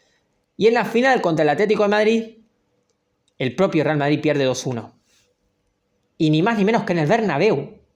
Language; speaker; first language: Spanish; native; Spanish